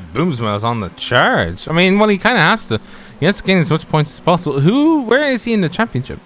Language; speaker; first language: English; native; English